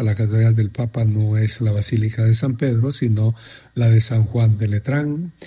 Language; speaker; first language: Spanish; native; Spanish